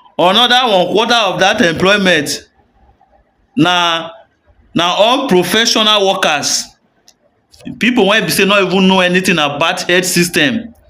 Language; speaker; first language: Nigerian Pidgin; native; Nigerian Pidgin